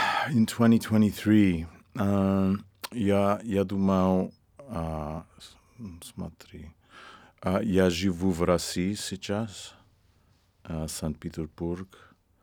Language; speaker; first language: Russian; non-native, learner; English